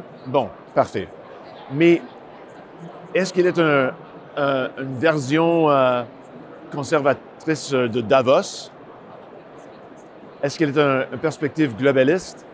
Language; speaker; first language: French; non-native, local second language; English